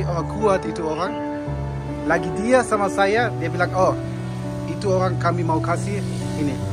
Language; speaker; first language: Indonesian; non-native, learner; German